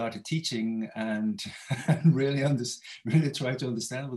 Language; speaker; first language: English; non-native, fluent; Dutch